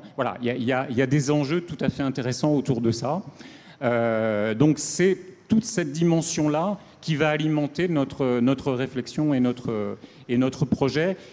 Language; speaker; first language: French; native; French